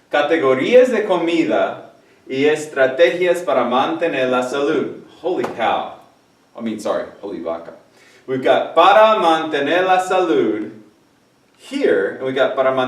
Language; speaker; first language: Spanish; non-native, fluent; English